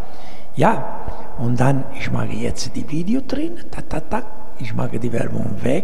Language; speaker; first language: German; non-native, learner; Italian